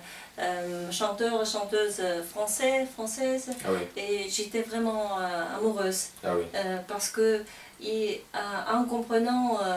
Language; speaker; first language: French; non-native, fluent; Kazakh